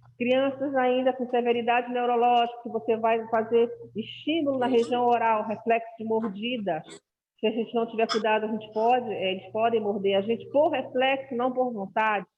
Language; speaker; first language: Portuguese; native; Portuguese